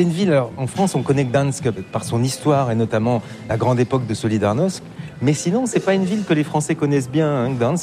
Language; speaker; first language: French; native; French